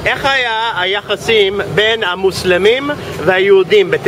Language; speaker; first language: Hebrew; non-native, fluent; English